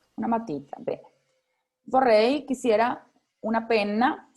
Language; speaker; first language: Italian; non-native, fluent; Spanish